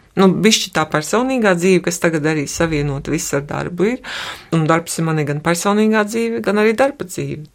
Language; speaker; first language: Latvian; native; Latvian